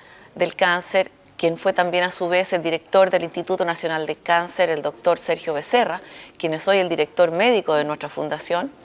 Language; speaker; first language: Spanish; native; Spanish